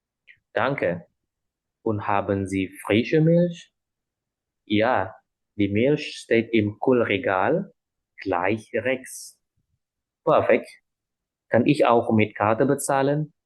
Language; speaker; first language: German; non-native, fluent; Indonesian